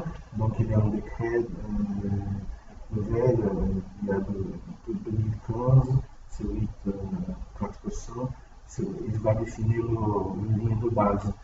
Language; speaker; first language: French; non-native, learner; Portuguese